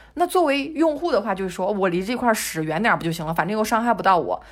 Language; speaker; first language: Chinese; native; Chinese